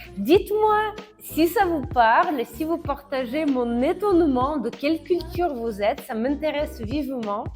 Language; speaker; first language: French; non-native, fluent; Russian